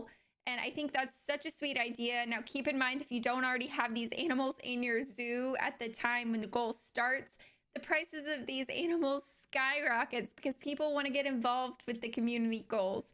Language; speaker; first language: English; native; English